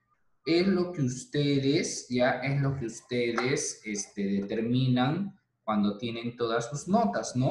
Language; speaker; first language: Spanish; native; Spanish